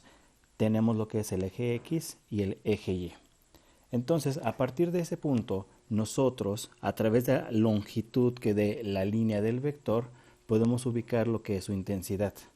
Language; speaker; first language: Spanish; native; Spanish